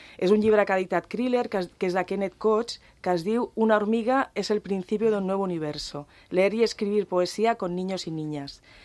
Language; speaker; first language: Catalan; non-native, fluent; Spanish